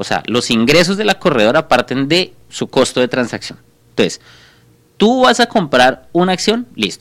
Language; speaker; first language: Spanish; native; Spanish